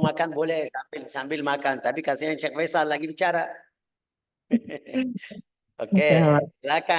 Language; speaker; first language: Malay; non-native, fluent; Arabic